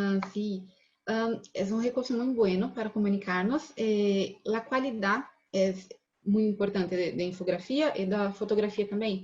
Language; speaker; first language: Spanish; non-native, learner; Portuguese